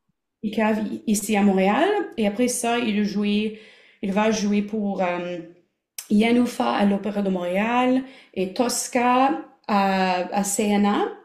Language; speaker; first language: French; non-native, local second language; English